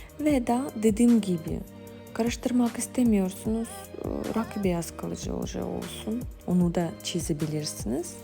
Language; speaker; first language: Turkish; non-native, fluent; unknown